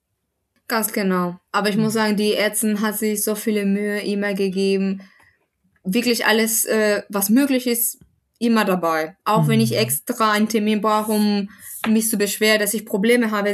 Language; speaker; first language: German; non-native, fluent; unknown